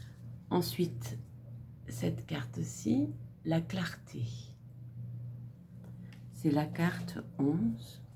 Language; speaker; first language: French; native; French